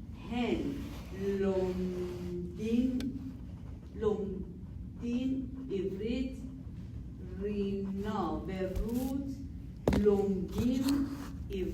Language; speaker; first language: Hebrew; non-native, learner; English